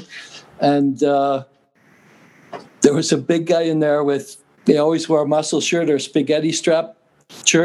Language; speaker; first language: English; native; English